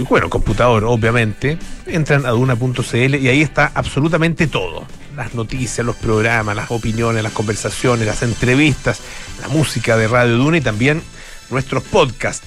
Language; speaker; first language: Spanish; native; Spanish